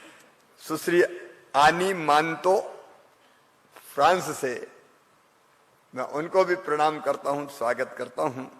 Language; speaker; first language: Hindi; native; Hindi